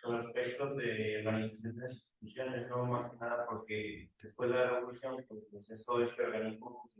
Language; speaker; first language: Spanish; native; Spanish